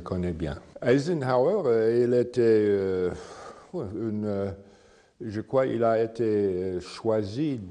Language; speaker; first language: French; non-native, fluent; English